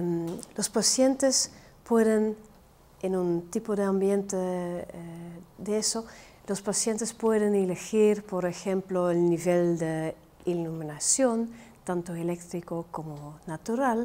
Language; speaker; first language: Spanish; non-native, fluent; Dutch